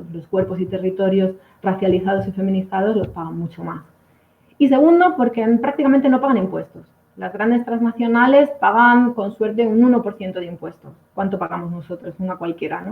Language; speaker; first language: Spanish; native; Spanish